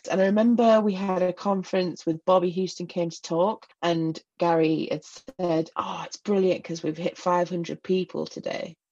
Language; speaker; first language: English; native; English